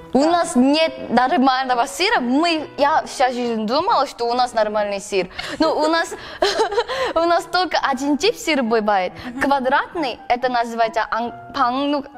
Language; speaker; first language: Russian; non-native, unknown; Korean